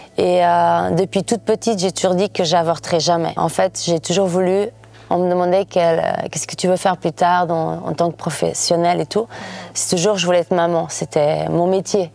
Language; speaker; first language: French; early bilingual, other home language; Portuguese